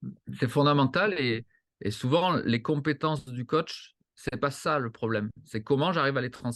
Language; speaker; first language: French; native; French